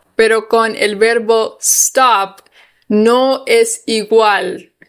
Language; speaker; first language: Spanish; non-native, fluent; English